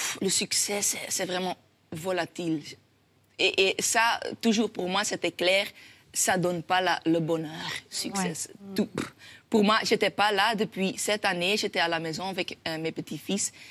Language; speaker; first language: French; non-native, local second language; Dutch